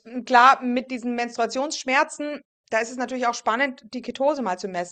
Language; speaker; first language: German; native; German